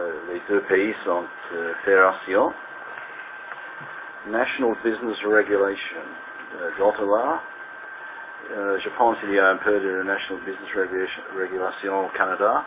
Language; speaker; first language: French; non-native, learner; English